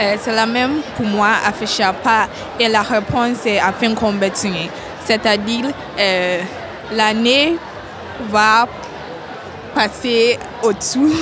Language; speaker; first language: French; non-native, learner; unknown